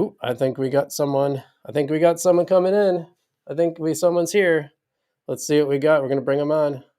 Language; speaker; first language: English; native; English